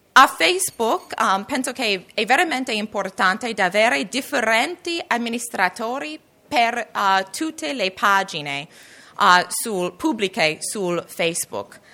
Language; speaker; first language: Italian; non-native, learner; English